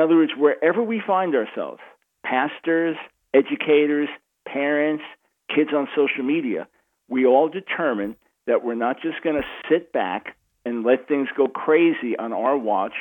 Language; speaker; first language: English; native; English